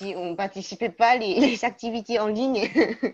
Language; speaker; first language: French; non-native, learner; Chinese